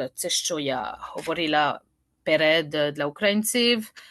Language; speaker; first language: Ukrainian; non-native, learner; French